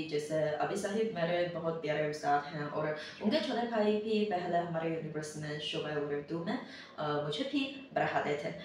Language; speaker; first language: Urdu; non-native, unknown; Chinese